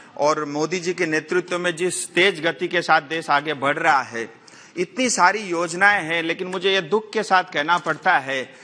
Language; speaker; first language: Hindi; non-native, local second language; Nepali